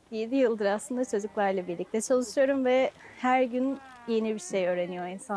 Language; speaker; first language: Turkish; native; Turkish